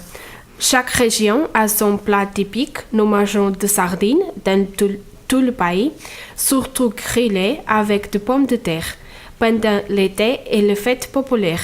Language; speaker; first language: French; non-native, fluent; Portuguese